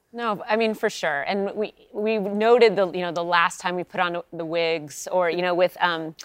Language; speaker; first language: English; native; English